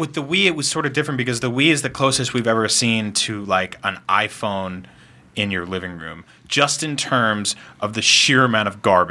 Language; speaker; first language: English; early bilingual, other home language; Italian